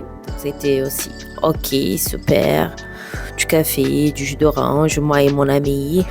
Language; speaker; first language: French; non-native, fluent; Portuguese